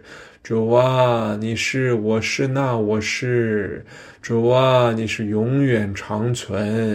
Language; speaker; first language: Chinese; native; Chinese